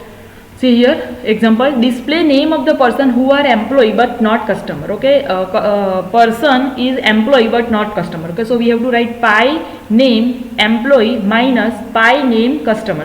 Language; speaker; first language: English; non-native, local second language; Gujarati